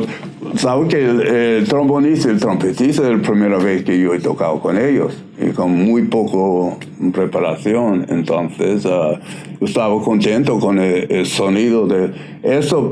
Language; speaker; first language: Spanish; non-native, learner; English